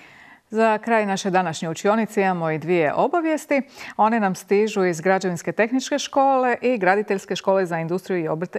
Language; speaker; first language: Croatian; native; Croatian